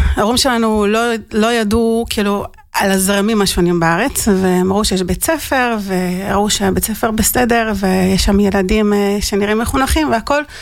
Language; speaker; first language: Hebrew; early bilingual, other home language; Russian